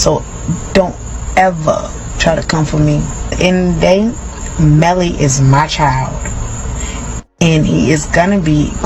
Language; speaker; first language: English; native; English